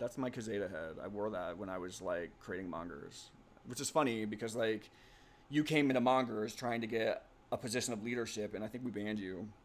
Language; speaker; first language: English; native; English